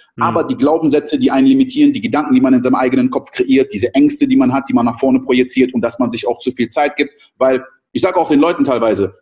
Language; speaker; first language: German; early bilingual, other home language; French